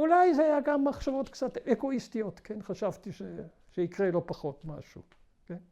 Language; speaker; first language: Hebrew; non-native, fluent; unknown